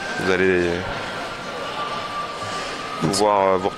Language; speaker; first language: French; native; French